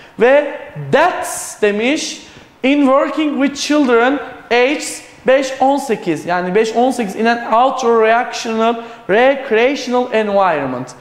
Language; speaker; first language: English; non-native, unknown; Turkish